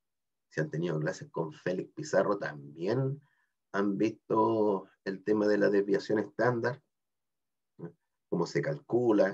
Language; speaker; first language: Spanish; native; Spanish